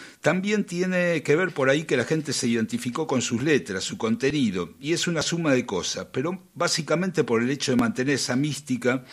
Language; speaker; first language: Spanish; native; Spanish